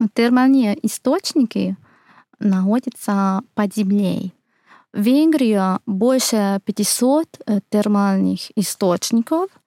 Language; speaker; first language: Russian; non-native, fluent; Hungarian